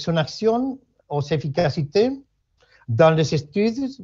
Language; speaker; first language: French; non-native, learner; Spanish